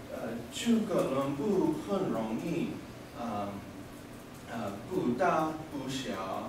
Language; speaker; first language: Chinese; non-native, learner; English